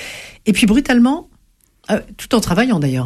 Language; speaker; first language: French; native; French